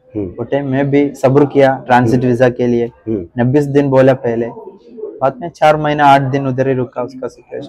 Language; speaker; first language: Hindi; non-native, local second language; Malayalam